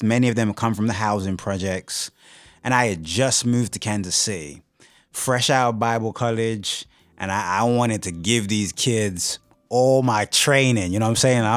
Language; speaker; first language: English; native; English